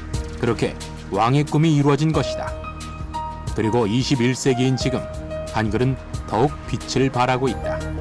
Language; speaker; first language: Korean; native; Korean